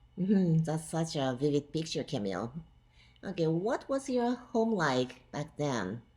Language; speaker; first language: English; non-native, fluent; Japanese